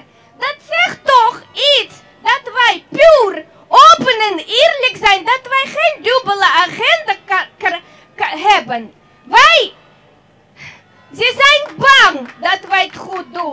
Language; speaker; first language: Dutch; non-native, fluent; Russian